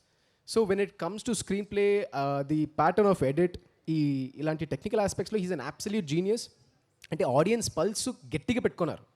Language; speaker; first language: Telugu; early bilingual, heritage; Telugu